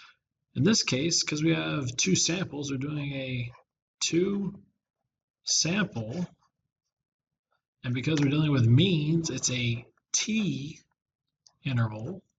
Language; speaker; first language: English; native; English